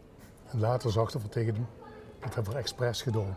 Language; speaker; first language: Dutch; native; Dutch